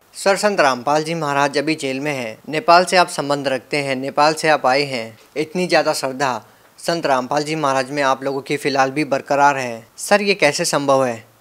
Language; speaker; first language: Hindi; native; Hindi